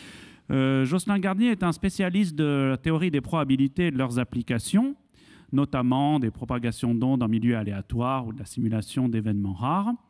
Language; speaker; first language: French; native; French